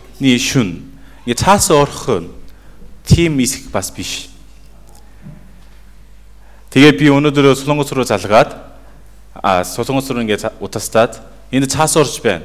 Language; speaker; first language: Mongolian; non-native, fluent; Korean